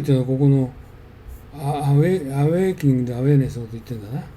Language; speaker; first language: Japanese; native; Japanese